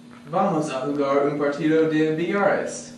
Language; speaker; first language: Spanish; non-native, learner; English